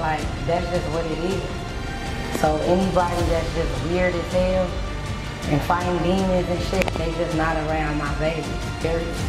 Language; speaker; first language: English; native; English